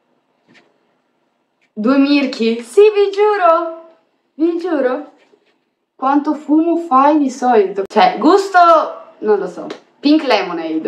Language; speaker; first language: Italian; early bilingual, other home language; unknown